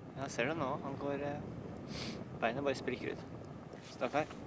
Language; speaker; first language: Norwegian; native; Norwegian